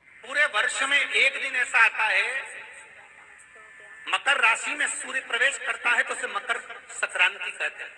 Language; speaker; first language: Hindi; native; Hindi